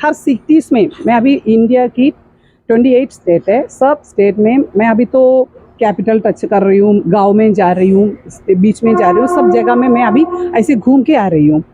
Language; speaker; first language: Hindi; non-native, local second language; Malayalam